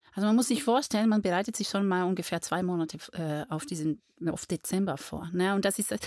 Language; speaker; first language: German; non-native, fluent; Portuguese